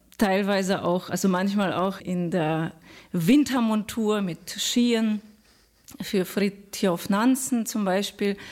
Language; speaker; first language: German; non-native, fluent; Russian